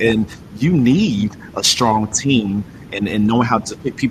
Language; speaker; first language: English; native; English